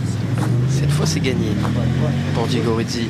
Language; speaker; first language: French; native; French